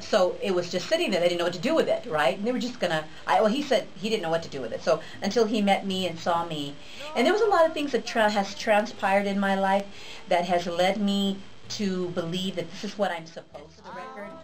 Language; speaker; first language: English; native; English